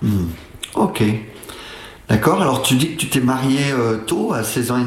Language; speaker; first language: French; native; French